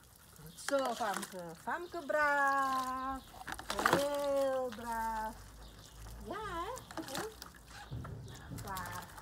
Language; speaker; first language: Dutch; non-native, learner; Indonesian